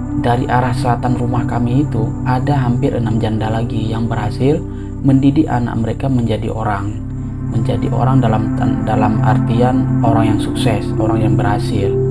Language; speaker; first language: Indonesian; non-native, local second language; Achinese